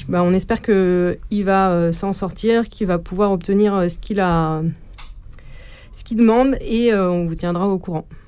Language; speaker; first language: French; native; French